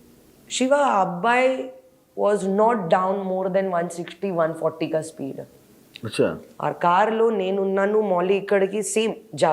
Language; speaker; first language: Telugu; non-native, local second language; Hindi